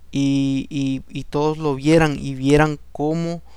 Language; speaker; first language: Spanish; early bilingual, heritage; Spanish